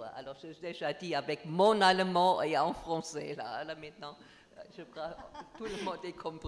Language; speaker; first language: French; non-native, learner; German